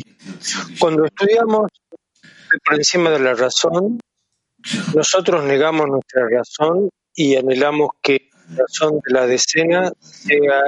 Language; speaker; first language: Spanish; native; Spanish